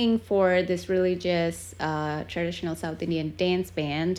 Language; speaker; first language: English; non-native, local second language; Tamil